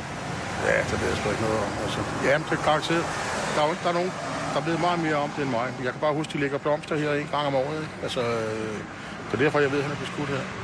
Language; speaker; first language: Danish; native; Danish